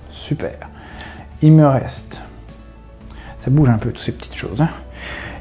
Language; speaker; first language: French; native; French